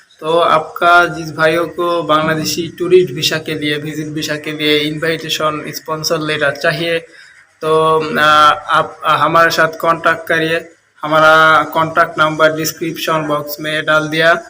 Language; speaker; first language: Hindi; non-native, learner; Bangla